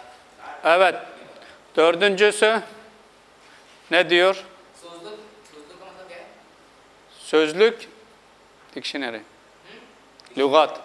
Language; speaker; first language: Turkish; non-native, fluent; Urdu